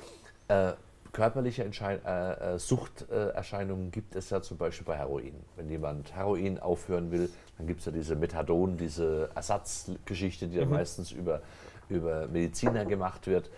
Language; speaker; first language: German; native; German